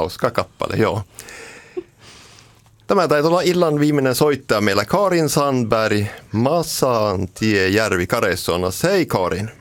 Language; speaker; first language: Finnish; native; Finnish